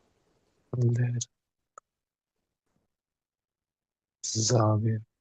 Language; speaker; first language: German; non-native, learner; Hindi